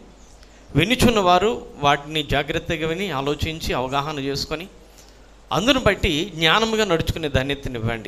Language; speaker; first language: Telugu; native; Telugu